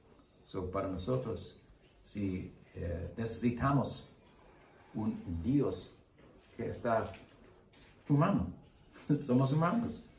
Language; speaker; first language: Spanish; non-native, learner; English